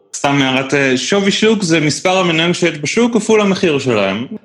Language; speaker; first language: Hebrew; native; Hebrew